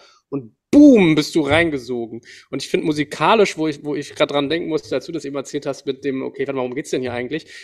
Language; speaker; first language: German; native; German